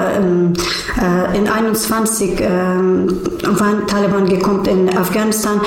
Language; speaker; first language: German; non-native, learner; Persian